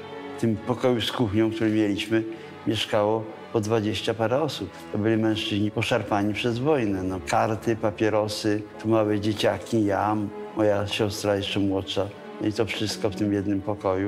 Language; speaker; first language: Polish; native; Polish